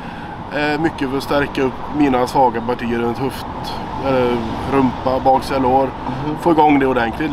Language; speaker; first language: Swedish; native; Swedish